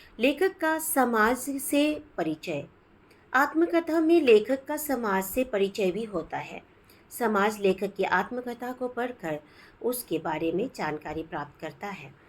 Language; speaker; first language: Hindi; non-native, local second language; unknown